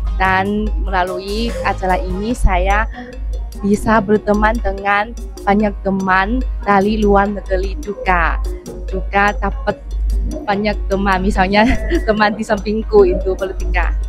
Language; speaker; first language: Indonesian; non-native, fluent; Chinese